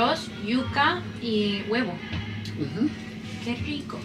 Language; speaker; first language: Spanish; early bilingual, heritage; English